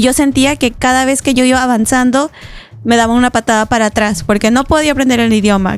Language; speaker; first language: Spanish; native; Spanish